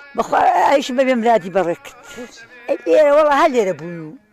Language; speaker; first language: Central Kurdish; native; Central Kurdish